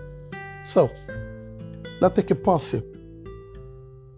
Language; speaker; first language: English; non-native, local second language; Yoruba